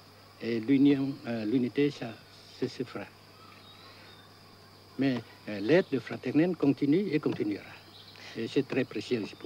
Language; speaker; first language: French; non-native, local second language; Vietnamese